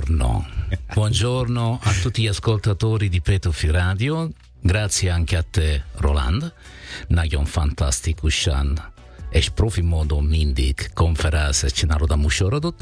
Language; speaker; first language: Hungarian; non-native, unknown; Italian